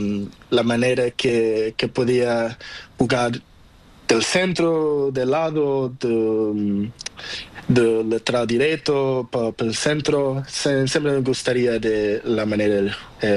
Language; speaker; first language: Spanish; non-native, learner; Portuguese